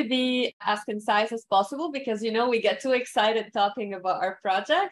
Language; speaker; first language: English; non-native, fluent; Arabic